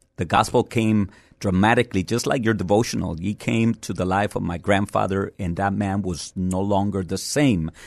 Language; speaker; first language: English; early bilingual, other home language; Spanish